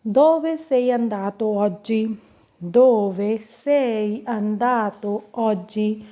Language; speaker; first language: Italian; non-native, fluent; Punjabi